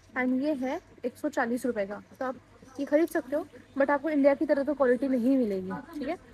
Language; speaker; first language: Hindi; non-native, local second language; Marathi